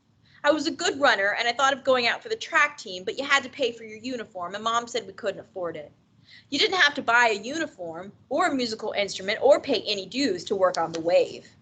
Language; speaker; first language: English; native; English